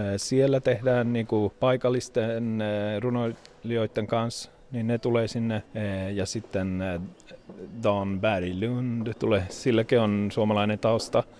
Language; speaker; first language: Finnish; early bilingual, heritage; Finnish